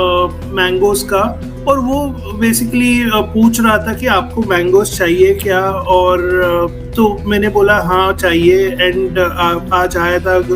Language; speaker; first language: Hindi; native; Hindi